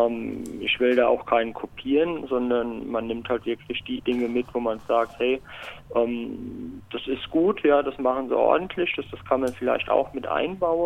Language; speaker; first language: German; native; German